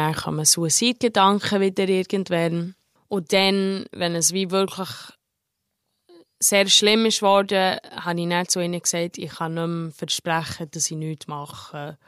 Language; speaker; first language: German; early bilingual, heritage; German